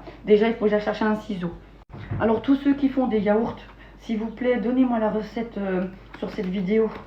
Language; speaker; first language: French; native; French